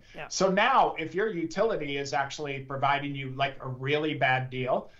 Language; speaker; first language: English; native; English